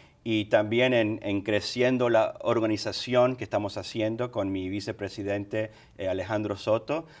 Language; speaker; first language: Spanish; early bilingual, other home language; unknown